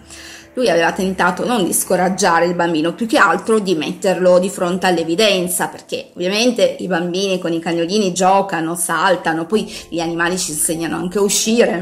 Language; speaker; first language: Italian; native; Italian